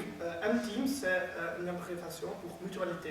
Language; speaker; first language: French; non-native, learner; Dutch